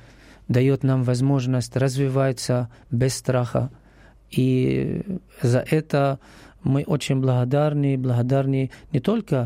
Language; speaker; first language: Russian; non-native, learner; Arabic